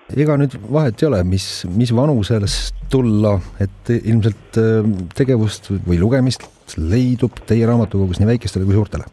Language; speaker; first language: Estonian; native; Estonian